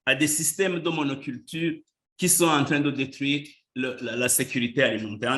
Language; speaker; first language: French; non-native, local second language; Rundi